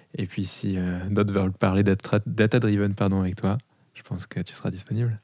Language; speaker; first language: French; native; French